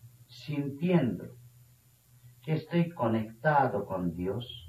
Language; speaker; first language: Spanish; non-native, fluent; Bangla